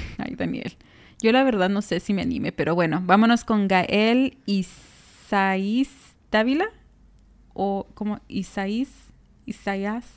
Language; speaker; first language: Spanish; early bilingual, heritage; Spanish